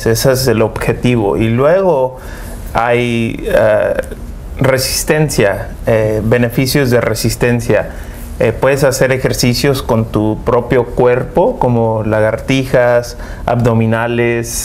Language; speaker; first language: Spanish; early bilingual, heritage; Spanish